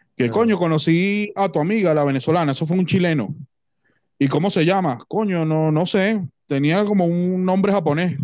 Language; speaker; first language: Spanish; native; Spanish